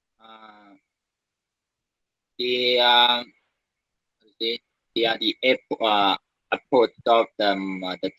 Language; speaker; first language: English; non-native, learner; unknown